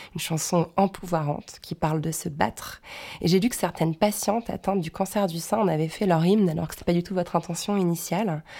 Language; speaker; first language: French; native; French